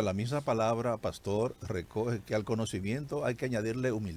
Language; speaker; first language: Spanish; native; Spanish